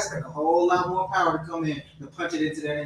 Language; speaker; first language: English; native; English